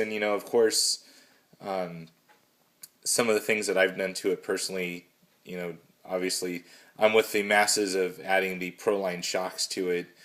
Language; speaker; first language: English; native; English